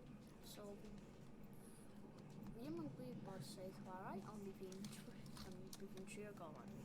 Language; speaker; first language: Welsh; non-native, learner; English